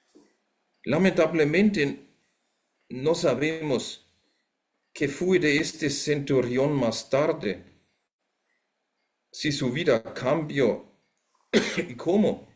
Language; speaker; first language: Spanish; non-native, fluent; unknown